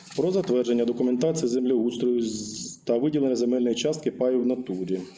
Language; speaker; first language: Ukrainian; native; Ukrainian